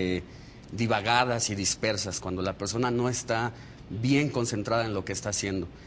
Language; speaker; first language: Spanish; native; Spanish